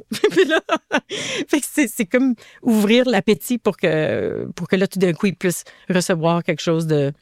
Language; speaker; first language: French; native; French